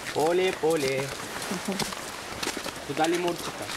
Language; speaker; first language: Russian; non-native, learner; Swahili